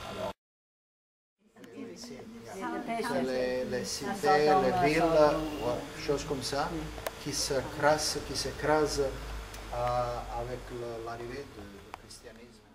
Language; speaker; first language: French; non-native, learner; Serbian